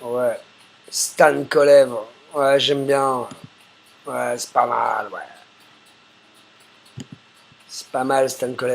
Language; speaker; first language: French; native; French